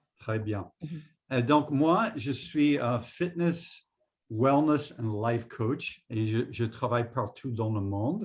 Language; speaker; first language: French; non-native, fluent; English